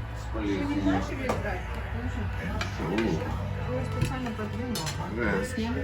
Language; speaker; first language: Russian; early bilingual, heritage; English